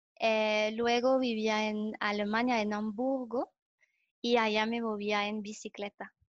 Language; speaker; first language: Spanish; non-native, fluent; French